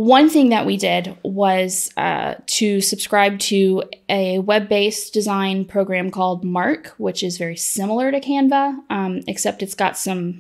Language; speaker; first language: English; native; English